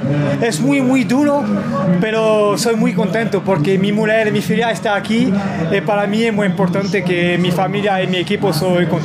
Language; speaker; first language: Spanish; non-native, learner; French